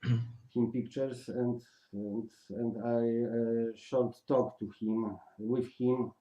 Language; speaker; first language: English; non-native, learner; Polish